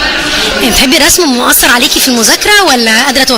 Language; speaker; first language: Arabic; native; Arabic